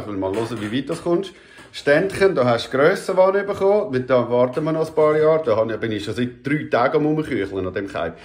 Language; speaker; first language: German; native; German